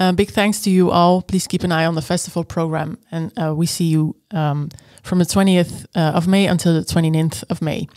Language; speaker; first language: English; non-native, fluent; Dutch